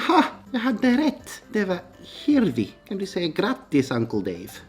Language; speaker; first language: Swedish; non-native, fluent; English